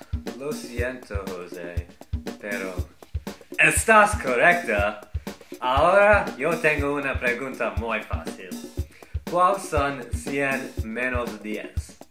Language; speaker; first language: Spanish; non-native, learner; English